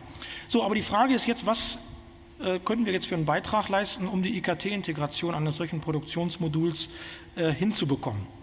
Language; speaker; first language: German; native; German